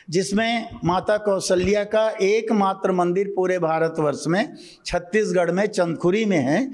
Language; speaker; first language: Hindi; native; Hindi